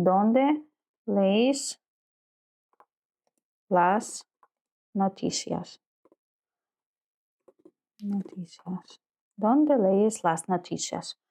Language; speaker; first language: Spanish; non-native, fluent; Ukrainian